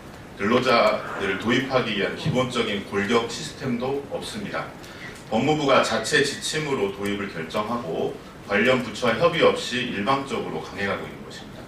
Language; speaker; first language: Korean; native; Korean